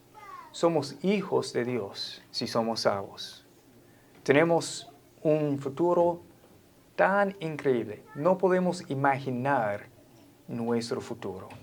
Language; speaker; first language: Spanish; non-native, fluent; English